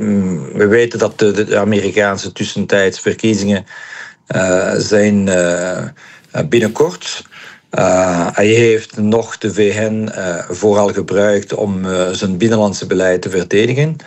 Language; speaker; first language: Dutch; non-native, local second language; French